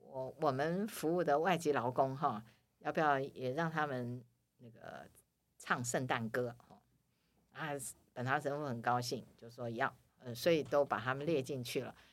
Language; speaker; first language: Chinese; native; Chinese